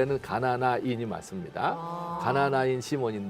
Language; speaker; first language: Korean; native; Korean